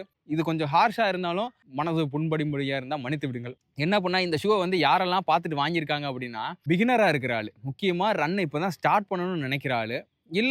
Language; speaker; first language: Tamil; native; Tamil